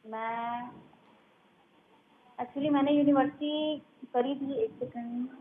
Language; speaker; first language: Hindi; non-native, local second language; Punjabi